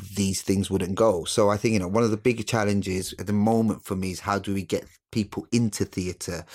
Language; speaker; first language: English; native; English